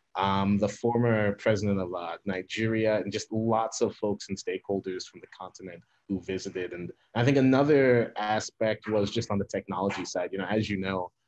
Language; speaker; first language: English; native; English